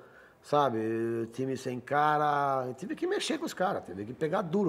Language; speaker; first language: Portuguese; native; Portuguese